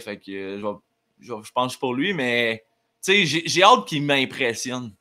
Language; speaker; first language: French; native; French